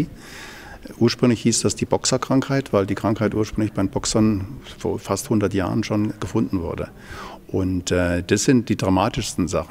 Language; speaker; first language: German; native; German